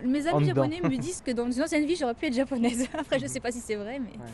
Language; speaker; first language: French; native; French